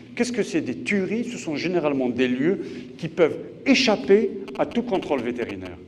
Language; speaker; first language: French; non-native, local second language; Arabic